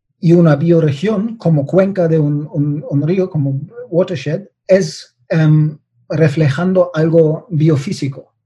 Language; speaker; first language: Spanish; non-native, fluent; German